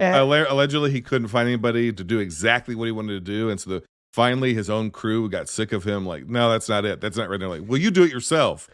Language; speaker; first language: English; native; English